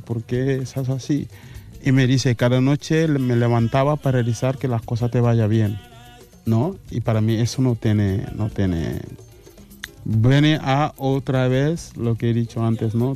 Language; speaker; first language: Spanish; non-native, fluent; Mandingo